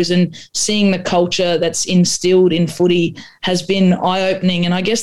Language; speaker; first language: English; non-native, local second language; Croatian